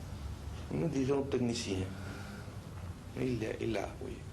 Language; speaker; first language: French; non-native, fluent; Spanish